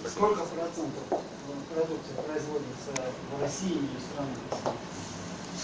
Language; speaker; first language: Russian; native; Russian